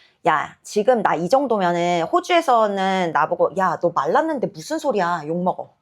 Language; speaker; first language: Korean; native; Korean